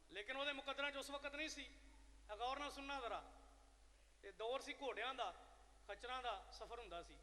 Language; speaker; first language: Urdu; non-native, local second language; Punjabi